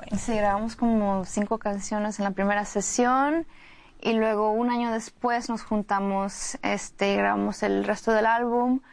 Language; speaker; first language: Spanish; early bilingual, heritage; Spanish